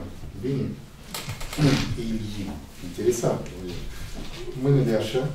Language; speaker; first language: Romanian; non-native, local second language; Russian